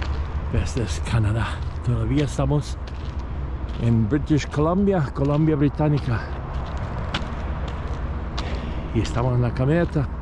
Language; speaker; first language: Spanish; non-native, fluent; English